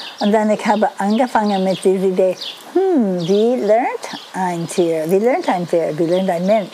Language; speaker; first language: German; non-native, learner; English